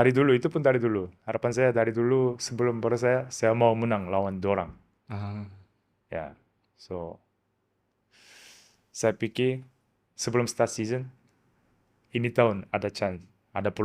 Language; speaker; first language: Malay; non-native, learner; Korean